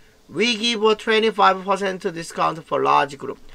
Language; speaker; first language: English; non-native, fluent; Korean